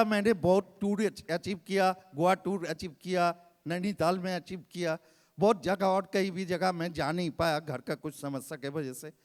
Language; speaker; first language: Hindi; native; Hindi